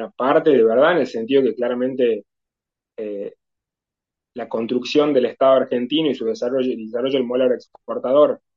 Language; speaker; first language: Spanish; native; Spanish